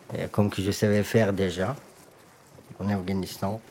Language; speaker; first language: French; non-native, learner; Persian